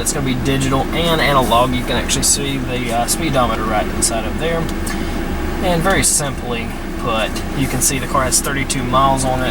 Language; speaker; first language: English; native; English